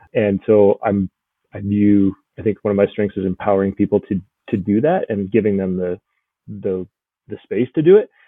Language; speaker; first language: English; native; English